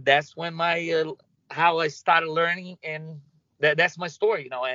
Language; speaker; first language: English; non-native, fluent; Spanish